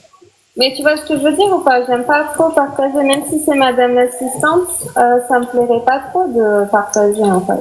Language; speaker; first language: French; native; French